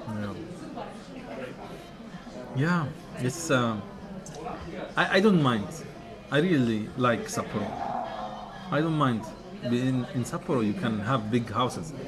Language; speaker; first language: English; non-native, fluent; Arabic